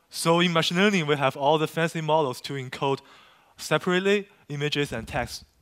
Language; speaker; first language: English; non-native, fluent; Chinese